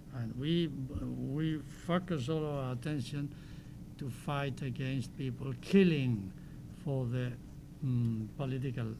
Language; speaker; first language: English; non-native, fluent; Spanish